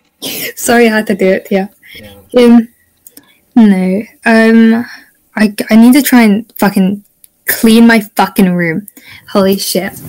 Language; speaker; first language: English; native; English